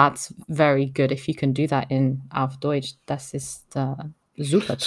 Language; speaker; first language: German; non-native, learner; French